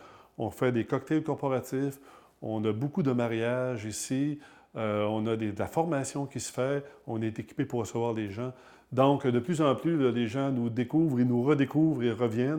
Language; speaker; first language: French; native; French